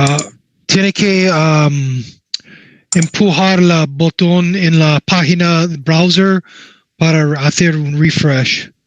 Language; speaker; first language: Spanish; non-native, learner; English